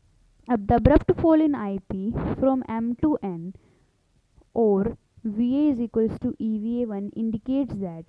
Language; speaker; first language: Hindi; native; Hindi